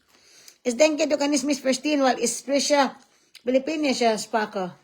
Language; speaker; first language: German; non-native, learner; Cebuano